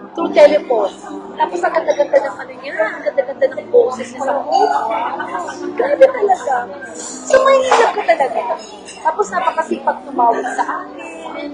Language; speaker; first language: Filipino; native; Filipino